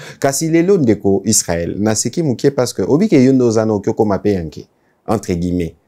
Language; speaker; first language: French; non-native, local second language; Lingala